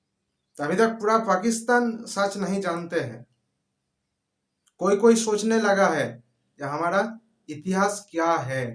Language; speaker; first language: Hindi; non-native, local second language; Bangla